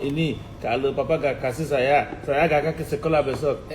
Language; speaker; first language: Indonesian; non-native, fluent; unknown